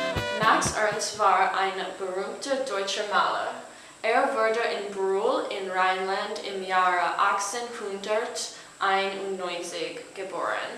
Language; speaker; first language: German; non-native, learner; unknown